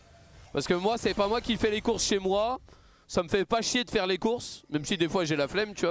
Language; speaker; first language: French; native; French